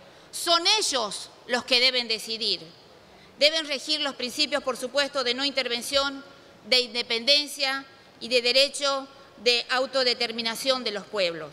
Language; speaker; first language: Spanish; native; Spanish